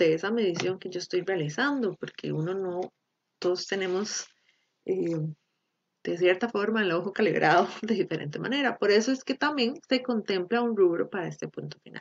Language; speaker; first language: Spanish; native; Spanish